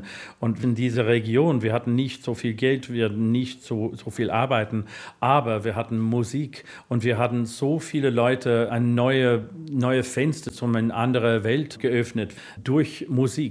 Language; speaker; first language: German; non-native, fluent; English